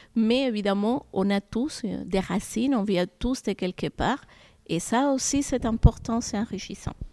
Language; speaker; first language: French; non-native, fluent; Spanish